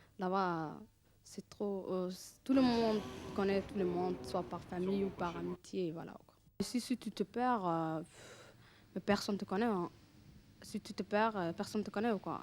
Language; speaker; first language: French; early bilingual, other home language; Arabic